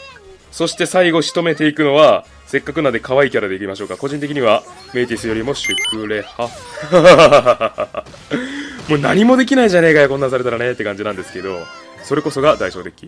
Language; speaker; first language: Japanese; native; Japanese